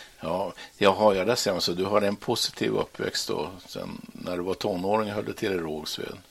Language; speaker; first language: Swedish; native; Swedish